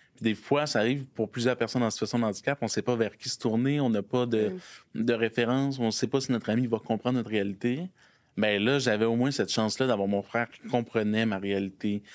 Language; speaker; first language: French; native; French